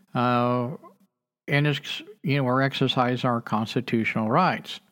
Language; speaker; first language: English; native; English